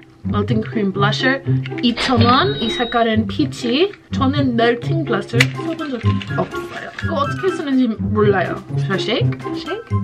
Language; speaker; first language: Korean; non-native, learner; English